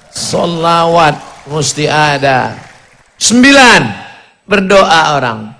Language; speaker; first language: Indonesian; native; Indonesian